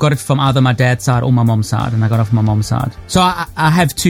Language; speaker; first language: English; native; English